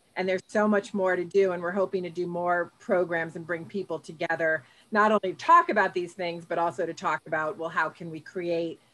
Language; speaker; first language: English; native; English